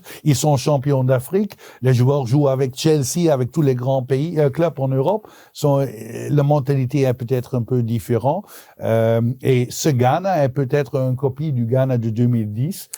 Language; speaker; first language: French; non-native, local second language; Dutch